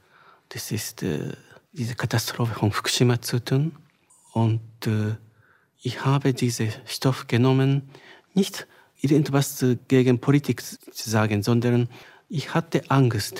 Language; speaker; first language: German; non-native, fluent; Japanese